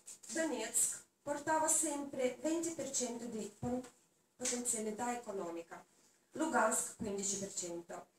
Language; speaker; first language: Italian; non-native, learner; Russian